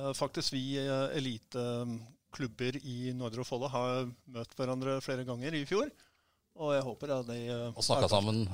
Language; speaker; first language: Norwegian; early bilingual, heritage; Norwegian